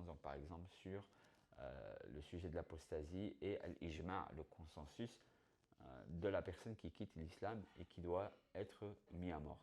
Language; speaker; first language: French; native; French